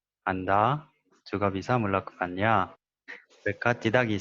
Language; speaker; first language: Indonesian; non-native, learner; Korean